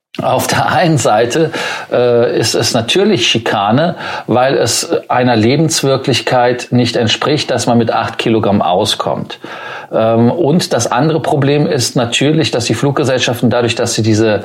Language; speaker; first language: German; native; German